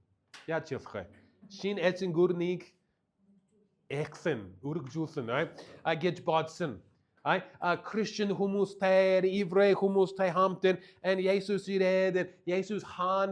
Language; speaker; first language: Mongolian; non-native, fluent; English